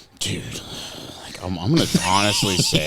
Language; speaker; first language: English; native; English